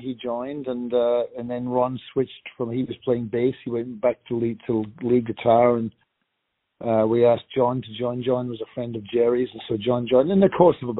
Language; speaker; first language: English; native; English